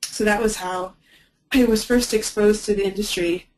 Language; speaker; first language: English; native; English